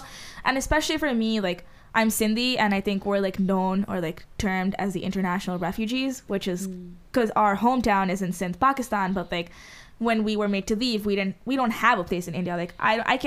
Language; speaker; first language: English; non-native, fluent; Hindi